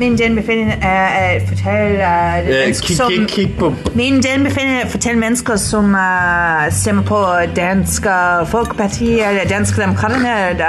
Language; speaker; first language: Danish; non-native, learner; English